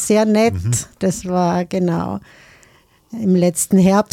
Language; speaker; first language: German; native; German